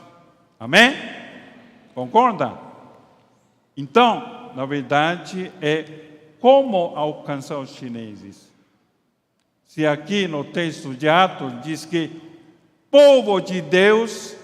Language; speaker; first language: Portuguese; non-native, fluent; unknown